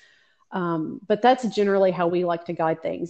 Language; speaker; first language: English; native; English